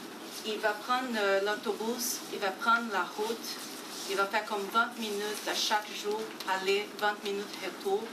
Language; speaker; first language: French; non-native, fluent; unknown